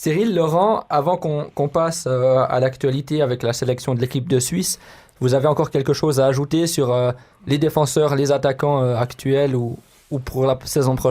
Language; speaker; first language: French; native; French